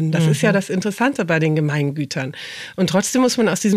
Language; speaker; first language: German; native; German